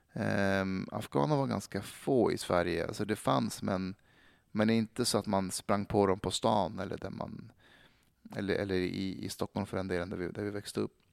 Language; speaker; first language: Swedish; early bilingual, other home language; Persian